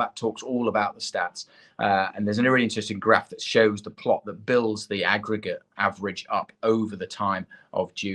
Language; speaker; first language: English; native; English